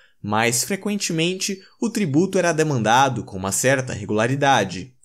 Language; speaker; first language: Portuguese; native; Portuguese